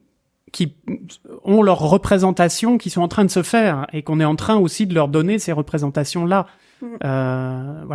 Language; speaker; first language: French; native; French